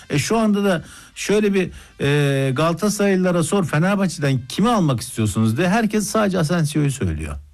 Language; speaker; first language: Turkish; native; Turkish